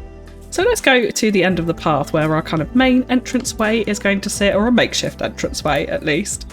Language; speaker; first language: English; native; English